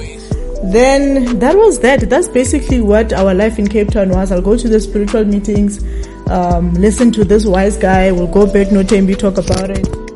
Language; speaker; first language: English; non-native, local second language; Tsonga